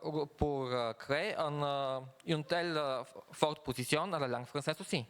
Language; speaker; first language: French; non-native, fluent; Bulgarian